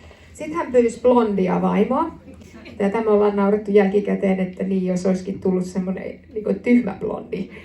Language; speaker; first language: Finnish; native; Finnish